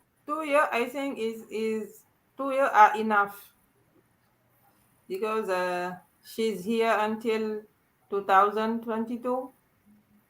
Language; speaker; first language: English; non-native, learner; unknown